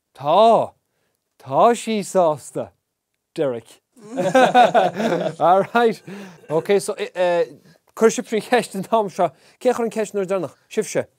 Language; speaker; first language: Irish; native; Irish